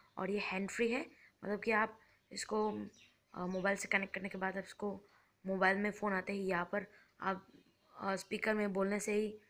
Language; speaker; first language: Hindi; native; Hindi